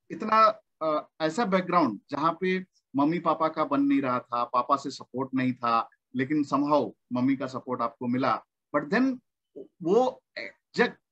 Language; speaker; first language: Hindi; native; Hindi